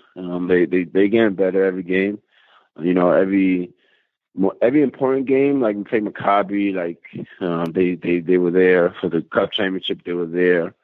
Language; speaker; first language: English; native; English